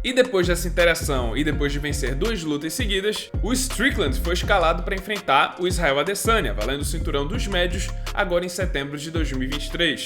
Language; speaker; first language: Portuguese; native; Portuguese